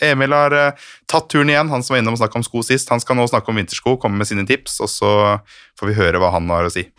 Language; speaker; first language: Norwegian; native; Norwegian